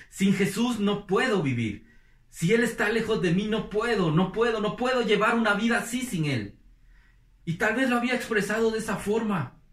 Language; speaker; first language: Spanish; native; Spanish